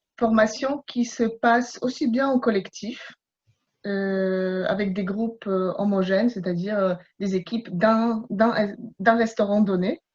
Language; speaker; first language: French; non-native, fluent; Polish